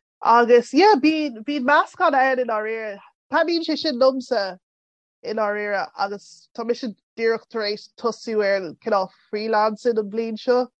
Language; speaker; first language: Irish; early bilingual, other home language; English